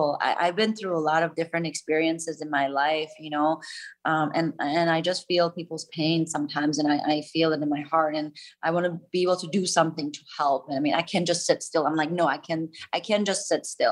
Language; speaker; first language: English; non-native, fluent; German